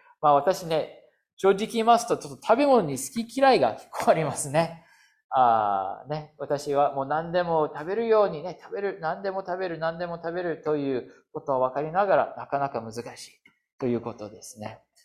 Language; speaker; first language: Japanese; non-native, fluent; English